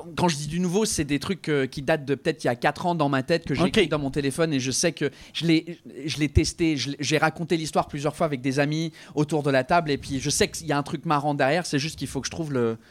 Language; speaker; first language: French; non-native, fluent; English